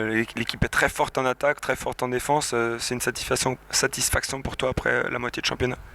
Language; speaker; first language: French; native; French